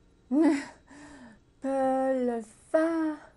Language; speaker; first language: French; non-native, learner; English